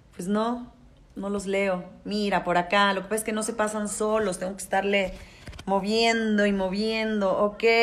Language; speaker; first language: Spanish; native; Spanish